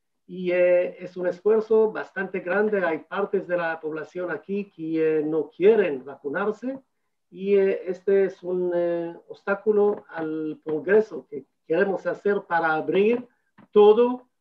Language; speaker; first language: Spanish; non-native, fluent; Hebrew